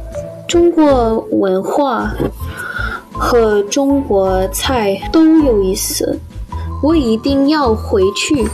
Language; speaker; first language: Chinese; non-native, learner; English